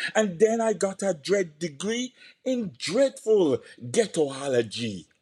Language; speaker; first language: English; native; English